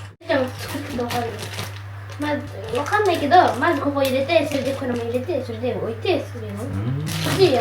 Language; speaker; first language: Japanese; native; Japanese